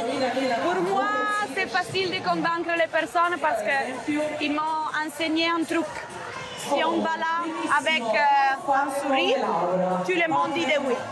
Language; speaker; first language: French; non-native, fluent; Italian